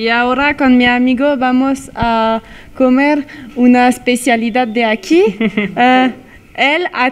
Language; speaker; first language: Spanish; non-native, learner; French